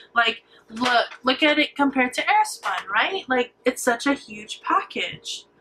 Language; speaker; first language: English; native; English